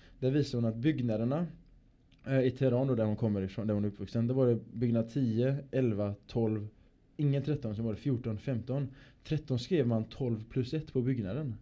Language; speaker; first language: Swedish; early bilingual, other home language; Persian